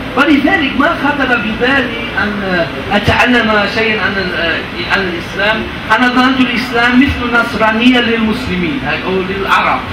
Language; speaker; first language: Arabic; non-native, fluent; German